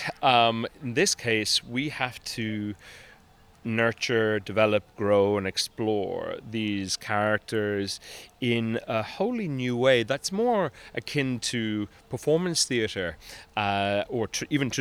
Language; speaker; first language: English; native; English